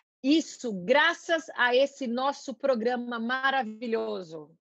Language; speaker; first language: Spanish; non-native, learner; Portuguese